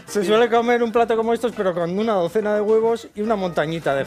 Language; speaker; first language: Spanish; native; Spanish